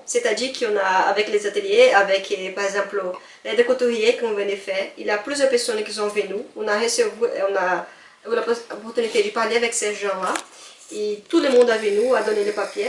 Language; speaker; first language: French; non-native, fluent; Portuguese